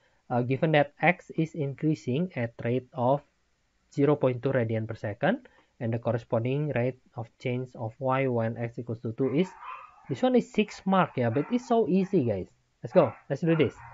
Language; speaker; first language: English; non-native, fluent; Indonesian